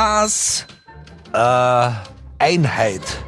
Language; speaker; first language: German; native; German